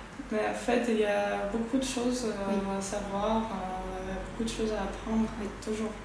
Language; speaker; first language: French; non-native, fluent; Russian